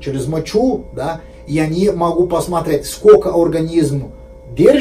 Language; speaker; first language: Russian; non-native, fluent; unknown